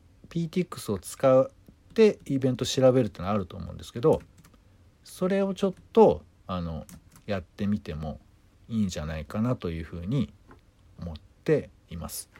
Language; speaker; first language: Japanese; native; Japanese